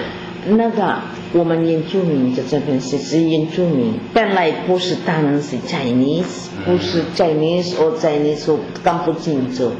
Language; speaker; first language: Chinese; non-native, learner; Filipino